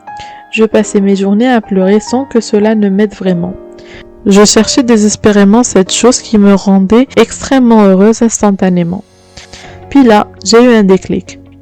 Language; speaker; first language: French; native; French